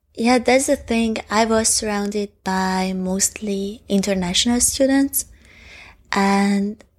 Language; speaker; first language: English; non-native, fluent; Hungarian